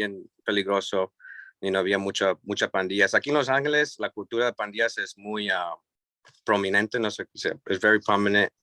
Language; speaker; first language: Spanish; early bilingual, heritage; English